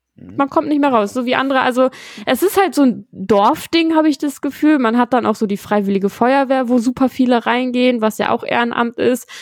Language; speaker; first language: German; native; German